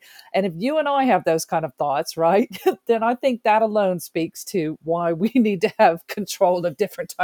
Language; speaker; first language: English; native; English